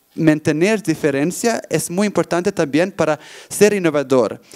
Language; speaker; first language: Spanish; non-native, fluent; Bosnian